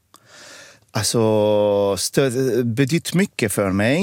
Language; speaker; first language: Swedish; non-native, fluent; Arabic